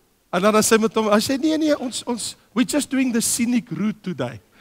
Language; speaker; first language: English; non-native, local second language; Afrikaans